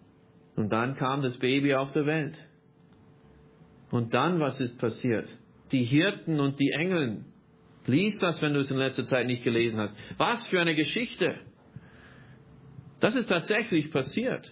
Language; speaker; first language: German; non-native, fluent; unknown